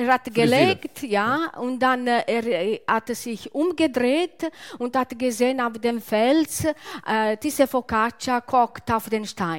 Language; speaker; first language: German; non-native, learner; Italian